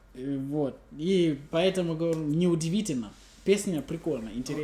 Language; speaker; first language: Russian; native; Russian